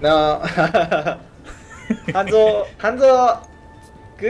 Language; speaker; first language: Korean; non-native, learner; Japanese